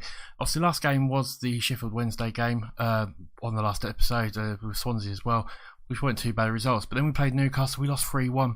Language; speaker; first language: English; native; English